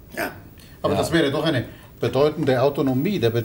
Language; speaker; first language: German; native; German